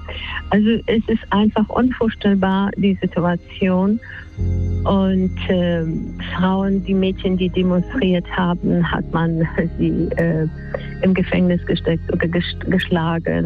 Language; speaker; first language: German; non-native, fluent; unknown